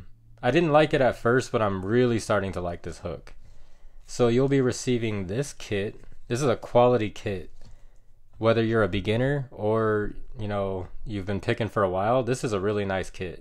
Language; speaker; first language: English; native; English